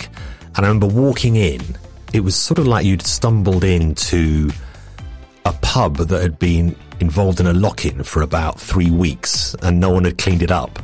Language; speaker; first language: English; native; English